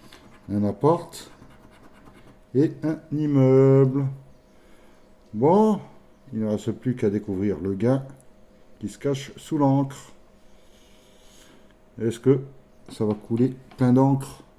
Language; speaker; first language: French; native; French